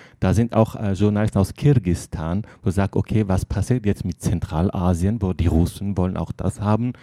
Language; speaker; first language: German; non-native, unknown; Armenian